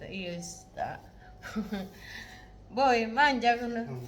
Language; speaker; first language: Italian; non-native, learner; Filipino